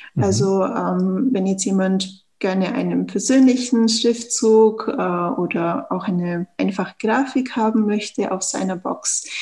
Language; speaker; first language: German; native; German